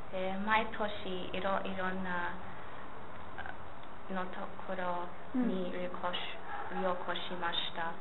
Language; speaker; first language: Japanese; non-native, learner; English